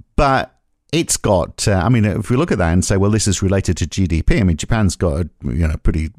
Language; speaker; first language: English; native; English